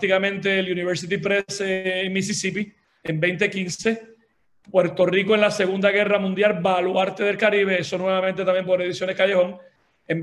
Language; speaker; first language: Spanish; native; Spanish